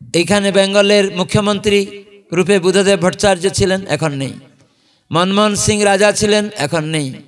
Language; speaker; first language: Bangla; non-native, fluent; Odia